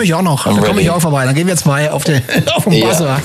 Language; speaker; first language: German; native; German